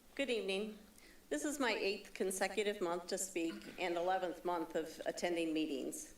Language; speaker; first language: English; native; English